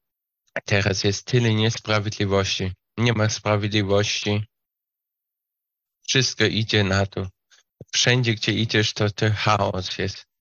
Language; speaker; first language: Polish; non-native, fluent; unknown